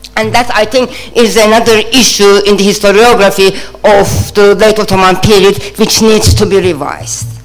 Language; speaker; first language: English; non-native, fluent; Turkish